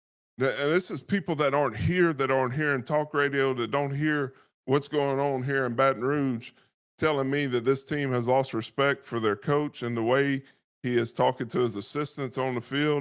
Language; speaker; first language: English; native; English